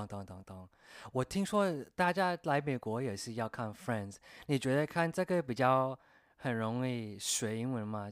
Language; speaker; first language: Chinese; non-native, fluent; English